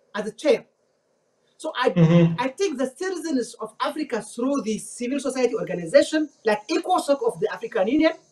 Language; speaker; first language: English; non-native, fluent; Amharic